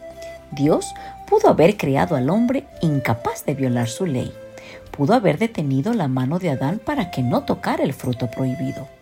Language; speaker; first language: Spanish; native; Spanish